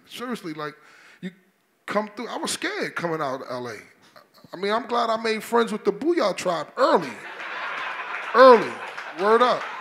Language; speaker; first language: English; native; English